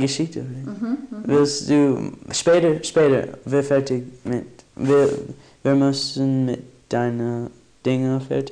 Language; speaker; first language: German; non-native, learner; English